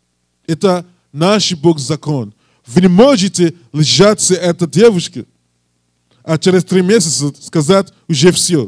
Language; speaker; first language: Russian; non-native, learner; English